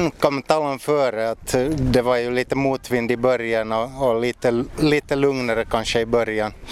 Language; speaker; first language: Swedish; native; Swedish